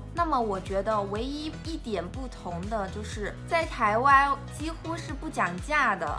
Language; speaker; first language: Chinese; native; Chinese